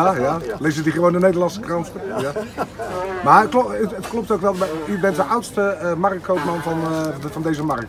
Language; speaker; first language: Dutch; native; Dutch